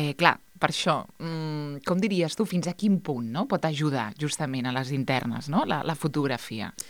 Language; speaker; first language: Catalan; native; Catalan